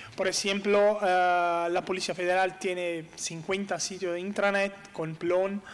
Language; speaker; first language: Spanish; non-native, learner; Portuguese